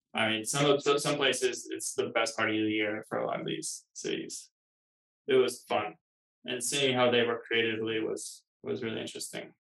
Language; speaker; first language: English; native; English